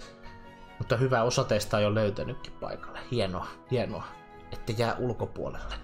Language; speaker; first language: Finnish; native; Finnish